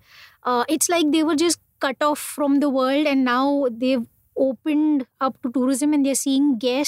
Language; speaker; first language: English; non-native, local second language; Hindi